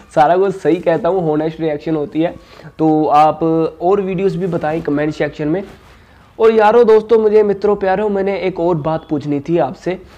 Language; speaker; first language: Hindi; native; Hindi